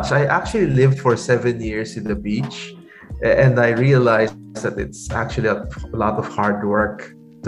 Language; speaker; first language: English; non-native, local second language; Pampanga